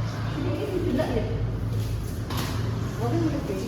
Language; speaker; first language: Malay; non-native, local second language; Javanese